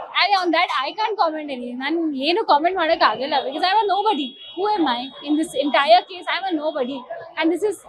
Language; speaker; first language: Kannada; non-native, learner; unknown